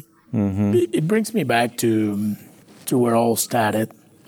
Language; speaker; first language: English; non-native, fluent; Spanish